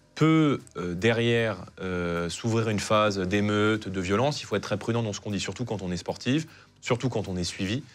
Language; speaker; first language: French; native; French